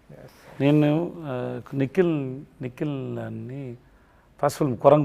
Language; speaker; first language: Telugu; non-native, learner; Tamil